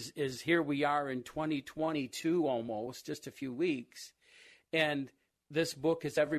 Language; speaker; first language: English; native; English